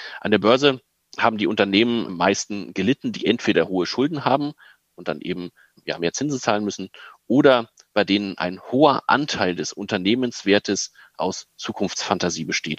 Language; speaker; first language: German; native; German